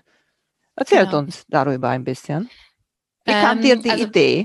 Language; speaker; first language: German; non-native, fluent; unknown